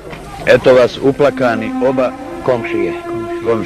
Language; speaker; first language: Bosnian; native; Bosnian